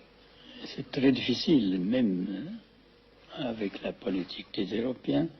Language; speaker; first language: French; non-native, fluent; Amharic